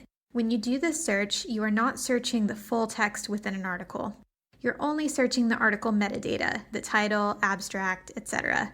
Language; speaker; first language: English; native; English